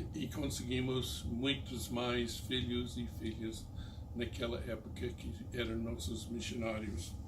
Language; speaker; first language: Portuguese; non-native, fluent; English